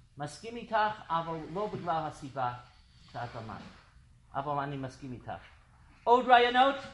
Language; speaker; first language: Hebrew; non-native, fluent; English